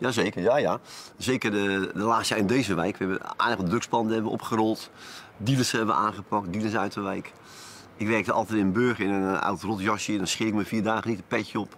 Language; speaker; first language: Dutch; native; Dutch